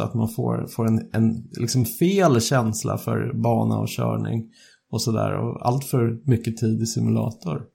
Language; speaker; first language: Swedish; native; Swedish